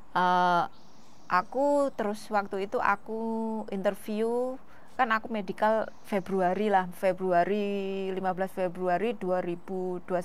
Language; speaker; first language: Indonesian; non-native, local second language; Javanese